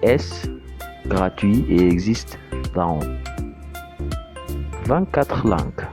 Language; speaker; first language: French; non-native, fluent; Arabic